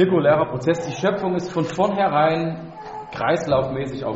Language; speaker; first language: German; native; German